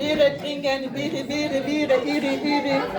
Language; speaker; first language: German; non-native, learner; Lingala